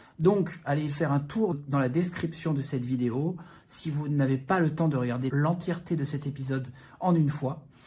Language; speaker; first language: French; native; French